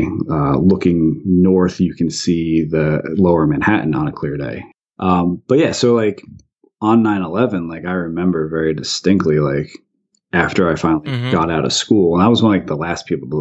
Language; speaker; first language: English; native; English